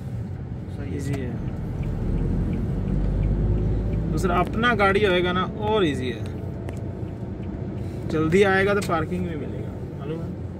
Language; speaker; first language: Hindi; non-native, local second language; Punjabi